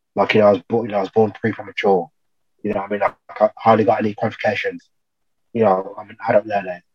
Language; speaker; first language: English; native; English